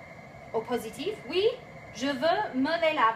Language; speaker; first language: French; non-native, fluent; English